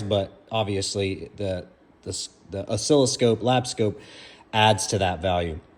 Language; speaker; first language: English; native; English